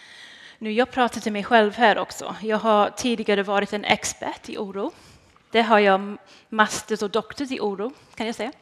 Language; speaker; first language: Swedish; non-native, fluent; English